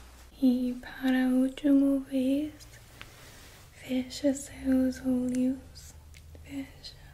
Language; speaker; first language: Portuguese; non-native, learner; English